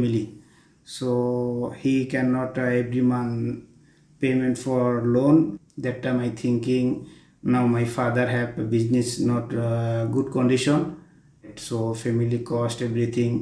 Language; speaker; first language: English; non-native, learner; Bangla